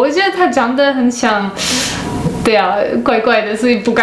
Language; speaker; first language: Chinese; non-native, fluent; Polish